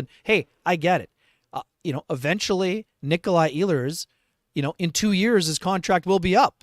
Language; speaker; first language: English; native; English